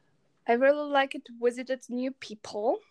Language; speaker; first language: English; non-native, learner; Czech